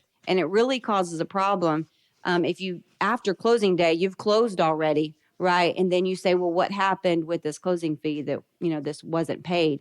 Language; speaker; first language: English; native; English